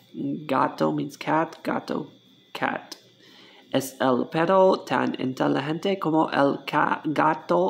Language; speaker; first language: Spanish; non-native, learner; English